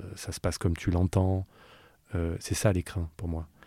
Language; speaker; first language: French; native; French